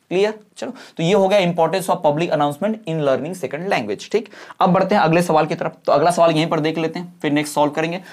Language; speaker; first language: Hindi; non-native, local second language; Bhojpuri